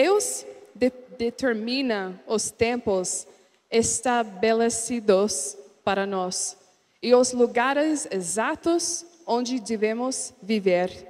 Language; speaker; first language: Portuguese; non-native, learner; English